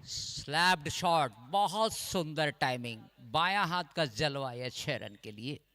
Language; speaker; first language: Hindi; non-native, local second language; Bangla